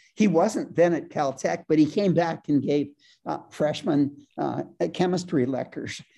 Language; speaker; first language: English; native; English